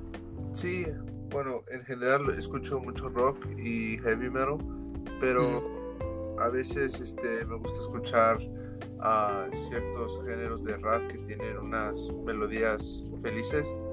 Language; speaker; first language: Spanish; early bilingual, heritage; Spanish